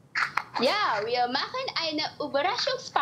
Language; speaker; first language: German; non-native, learner; Malay